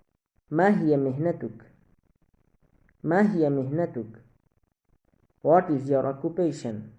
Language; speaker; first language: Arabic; non-native, fluent; Urdu